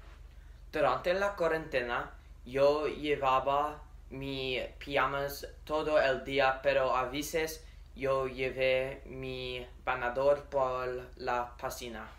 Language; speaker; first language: Spanish; non-native, learner; English